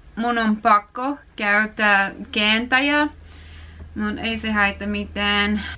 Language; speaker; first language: Finnish; non-native, learner; English